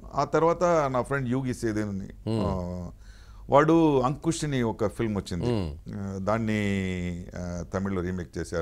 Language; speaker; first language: Telugu; non-native, learner; Tamil